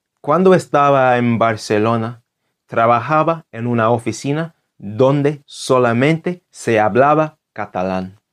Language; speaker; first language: Spanish; non-native, fluent; English